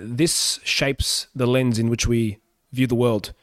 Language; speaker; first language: English; early bilingual, other home language; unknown